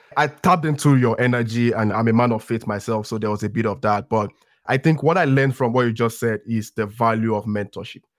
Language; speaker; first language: English; non-native, local second language; Yoruba